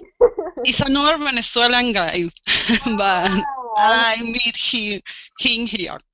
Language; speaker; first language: English; non-native, learner; Spanish